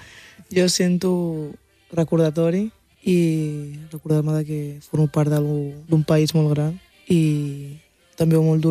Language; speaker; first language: Catalan; early bilingual, other home language; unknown